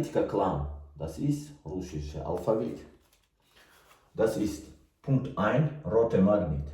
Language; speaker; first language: German; non-native, learner; Tajik